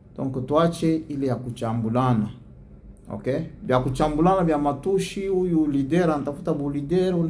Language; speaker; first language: French; non-native, local second language; Swahili